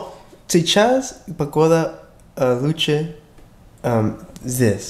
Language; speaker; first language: Russian; non-native, learner; English